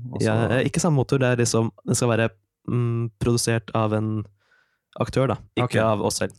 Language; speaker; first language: Norwegian; native; Norwegian